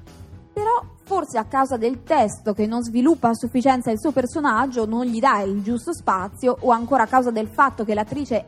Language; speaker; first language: Italian; native; Italian